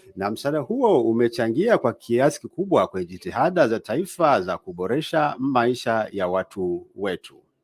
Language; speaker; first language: Swahili; native; Swahili